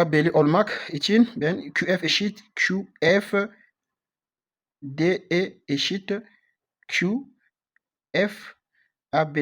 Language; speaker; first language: Turkish; non-native, learner; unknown